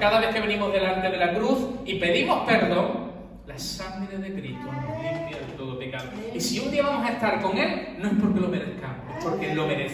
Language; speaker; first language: Spanish; native; Spanish